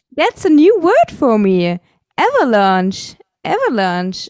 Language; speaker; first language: English; non-native, fluent; German